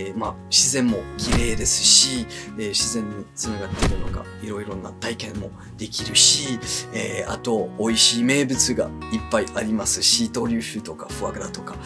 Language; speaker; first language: Japanese; non-native, fluent; French